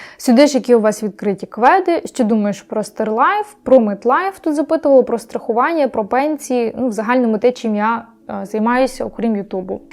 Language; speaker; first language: Ukrainian; non-native, local second language; Russian